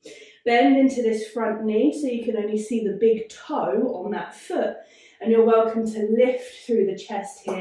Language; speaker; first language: English; native; English